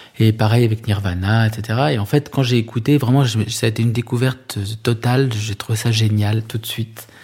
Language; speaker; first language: French; native; French